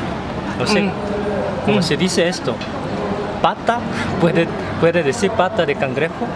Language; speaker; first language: Spanish; non-native, fluent; Korean